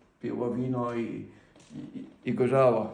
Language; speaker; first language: Polish; non-native, fluent; Ukrainian